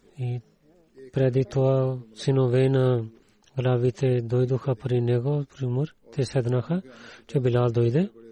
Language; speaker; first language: Bulgarian; non-native, learner; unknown